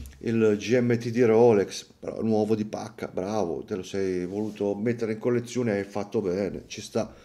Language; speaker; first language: Italian; native; Italian